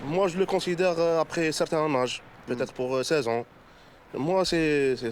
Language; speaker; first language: French; non-native, learner; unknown